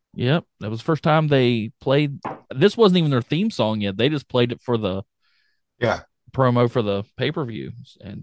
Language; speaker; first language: English; native; English